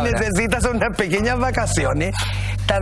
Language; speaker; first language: Spanish; native; Spanish